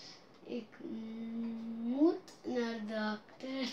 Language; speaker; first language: Dutch; non-native, learner; Papiamento